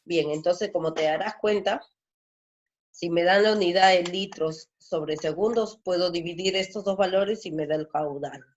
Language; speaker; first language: Spanish; native; Spanish